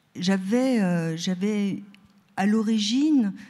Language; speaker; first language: French; native; French